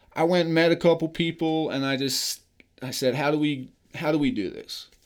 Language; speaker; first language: English; native; English